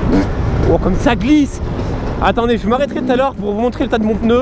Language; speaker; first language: French; native; French